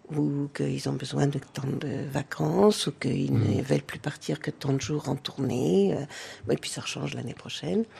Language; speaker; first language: French; native; French